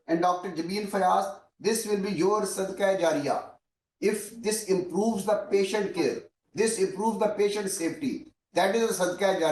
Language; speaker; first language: English; non-native, local second language; Urdu